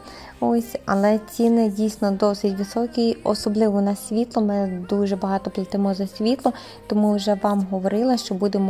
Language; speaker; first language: Ukrainian; native; Ukrainian